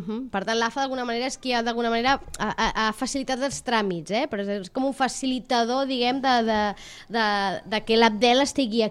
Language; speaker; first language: Catalan; native; Catalan